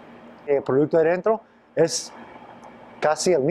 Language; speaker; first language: Spanish; non-native, fluent; English